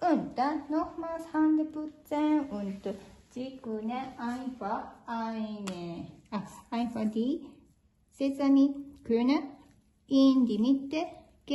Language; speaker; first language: German; non-native, learner; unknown